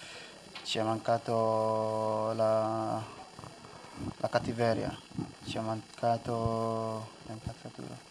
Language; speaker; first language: Italian; non-native, fluent; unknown